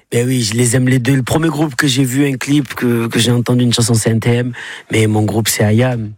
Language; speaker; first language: French; native; French